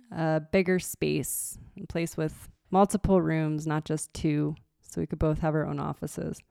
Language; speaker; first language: English; native; English